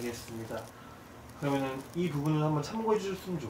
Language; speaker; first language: Korean; native; Korean